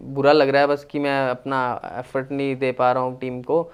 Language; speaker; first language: Hindi; native; Hindi